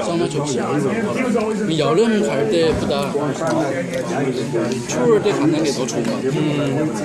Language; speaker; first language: Korean; non-native, learner; Chinese